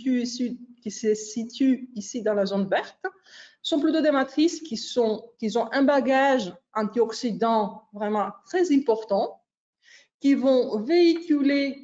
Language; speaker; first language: French; non-native, fluent; Greek